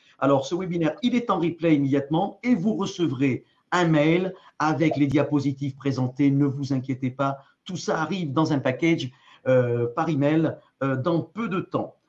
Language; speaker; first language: French; native; French